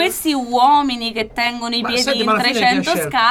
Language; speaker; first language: Italian; native; Italian